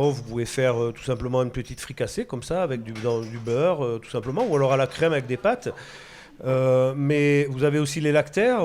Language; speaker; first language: French; native; French